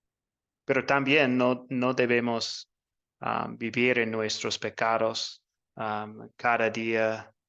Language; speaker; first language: Spanish; non-native, fluent; English